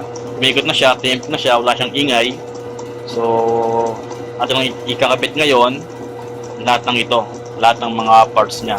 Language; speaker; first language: Filipino; native; Filipino